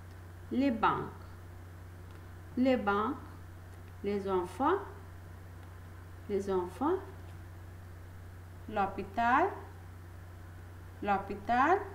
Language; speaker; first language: French; non-native, fluent; Hindi